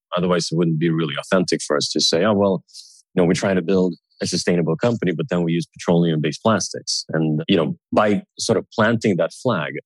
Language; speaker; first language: English; early bilingual, other home language; Russian